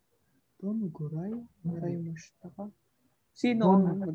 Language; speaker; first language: Japanese; non-native, learner; Filipino